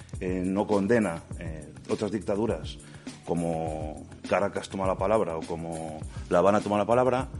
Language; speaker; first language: Spanish; native; Spanish